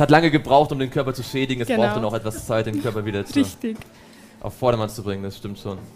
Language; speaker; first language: German; native; German